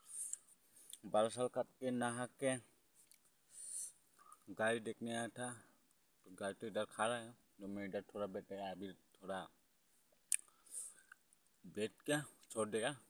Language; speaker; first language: Hindi; non-native, local second language; Garo